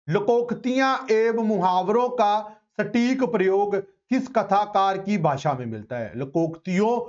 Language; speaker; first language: Hindi; non-native, local second language; Punjabi